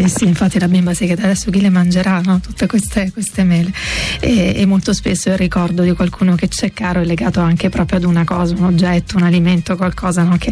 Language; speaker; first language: Italian; native; Italian